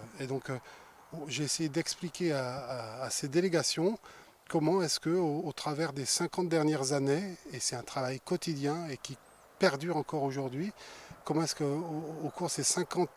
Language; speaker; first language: French; native; French